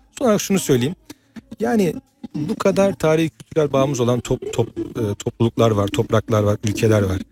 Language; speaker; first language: Turkish; native; Turkish